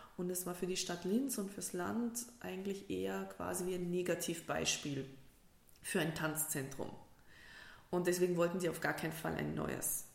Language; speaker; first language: German; early bilingual, other home language; Russian